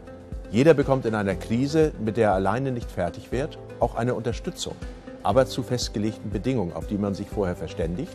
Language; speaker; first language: German; native; German